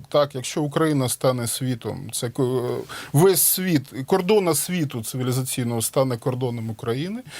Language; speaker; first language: Ukrainian; non-native, local second language; Russian